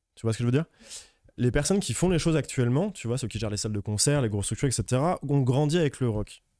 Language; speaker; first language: French; native; French